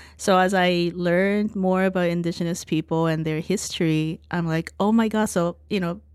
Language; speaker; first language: English; non-native, fluent; Japanese